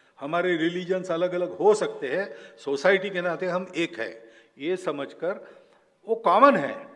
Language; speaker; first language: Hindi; non-native, local second language; Marathi